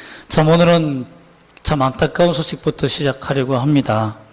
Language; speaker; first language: Korean; native; Korean